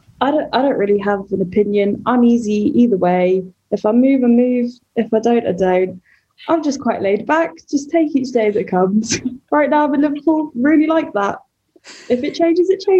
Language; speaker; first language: English; native; English